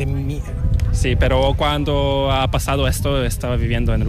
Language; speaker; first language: Spanish; non-native, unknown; Korean